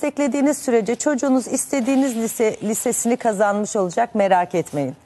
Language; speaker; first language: Turkish; native; Turkish